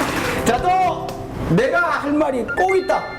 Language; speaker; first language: Korean; native; Korean